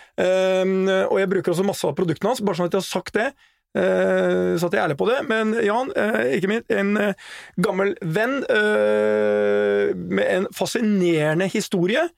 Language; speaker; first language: Norwegian; native; Norwegian